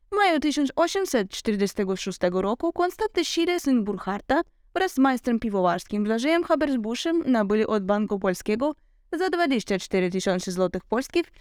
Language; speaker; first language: Polish; non-native, learner; Ukrainian